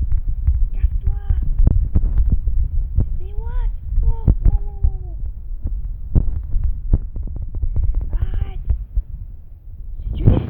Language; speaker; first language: French; native; French